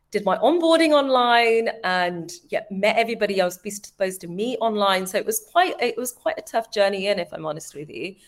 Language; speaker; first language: English; native; English